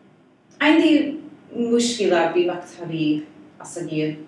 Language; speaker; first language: Arabic; non-native, learner; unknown